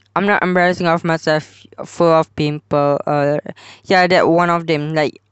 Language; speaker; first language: English; non-native, local second language; Malay